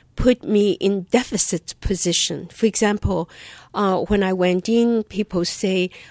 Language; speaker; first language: English; non-native, fluent; Chinese